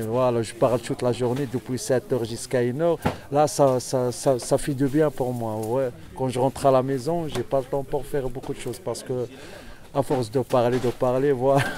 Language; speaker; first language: French; non-native, fluent; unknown